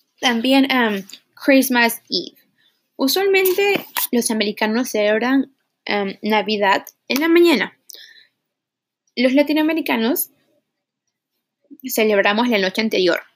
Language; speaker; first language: Spanish; early bilingual, heritage; Spanish